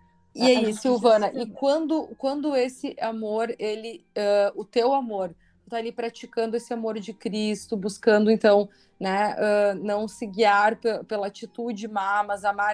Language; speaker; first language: Portuguese; native; Portuguese